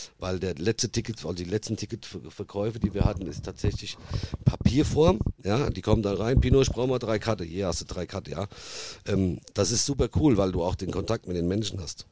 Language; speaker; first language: German; early bilingual, other home language; Italian